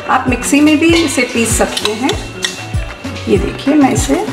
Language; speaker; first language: Hindi; native; Hindi